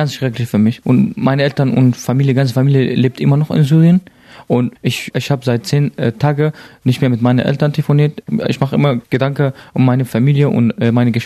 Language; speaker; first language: German; non-native, learner; Arabic